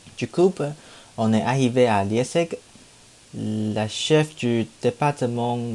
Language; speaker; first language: French; non-native, learner; Chinese